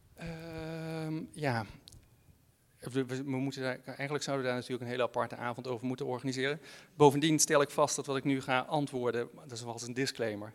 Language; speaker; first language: Dutch; native; Dutch